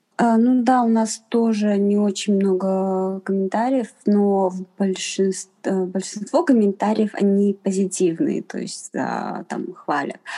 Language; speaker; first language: Russian; non-native, fluent; Chinese